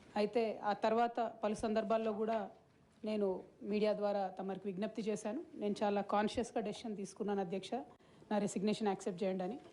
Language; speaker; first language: Telugu; native; Telugu